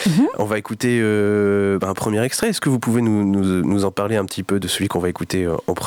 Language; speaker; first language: French; native; French